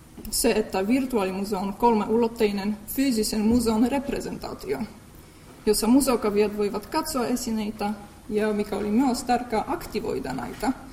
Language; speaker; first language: Finnish; non-native, fluent; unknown